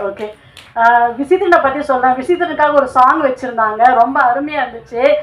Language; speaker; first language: Tamil; non-native, local second language; Telugu